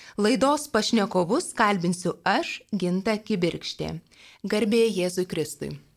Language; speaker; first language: Lithuanian; native; Lithuanian